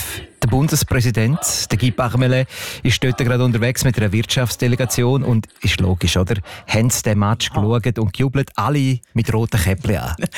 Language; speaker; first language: German; native; German